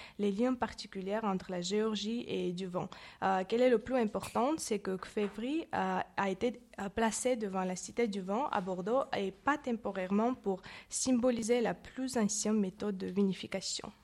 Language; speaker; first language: French; non-native, learner; Georgian